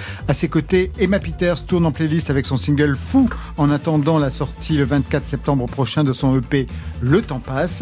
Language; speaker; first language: French; native; French